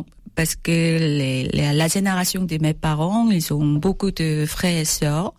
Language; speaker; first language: French; non-native, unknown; Korean